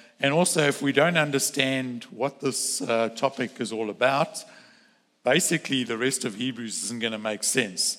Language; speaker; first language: English; native; English